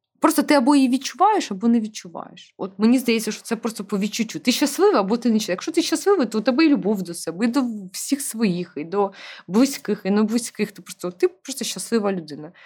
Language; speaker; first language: Ukrainian; non-native, local second language; Russian